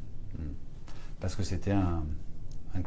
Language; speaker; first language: French; native; French